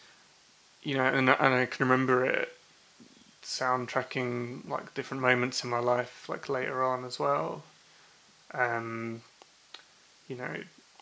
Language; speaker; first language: English; native; English